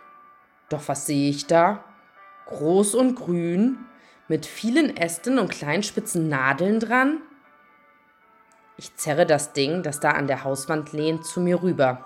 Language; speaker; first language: German; native; German